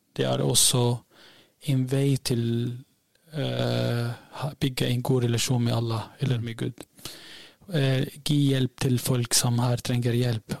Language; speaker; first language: Norwegian; non-native, learner; Arabic